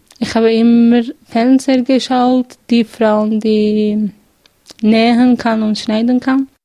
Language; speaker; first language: German; non-native, learner; Kurdish